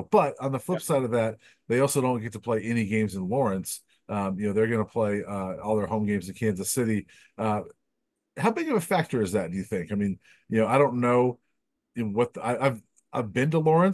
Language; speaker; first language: English; native; English